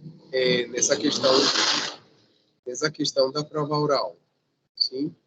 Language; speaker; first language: Portuguese; non-native, fluent; Spanish